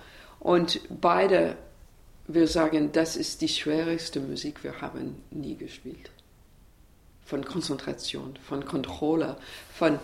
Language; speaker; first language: German; non-native, learner; English